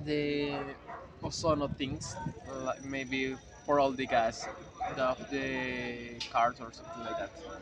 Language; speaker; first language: English; non-native, learner; Spanish